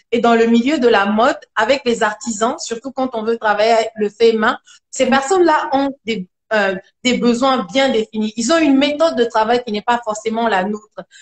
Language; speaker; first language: French; non-native, local second language; Mandingo